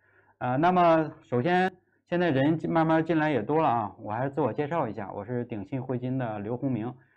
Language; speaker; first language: Chinese; native; Chinese